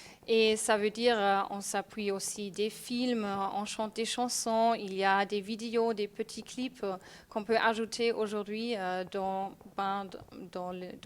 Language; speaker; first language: French; non-native, fluent; German